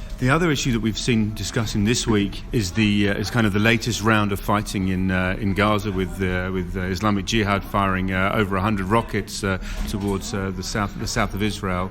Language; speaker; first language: English; native; English